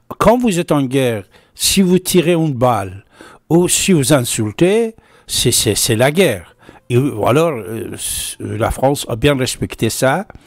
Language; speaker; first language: French; non-native, fluent; Persian